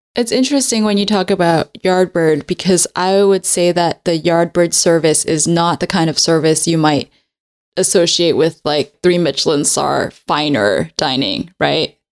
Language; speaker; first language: English; native; English